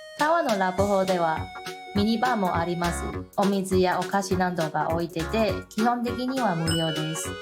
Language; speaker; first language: Japanese; non-native, fluent; Chinese